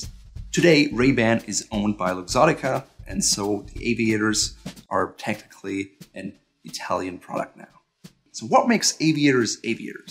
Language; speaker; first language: English; non-native, fluent; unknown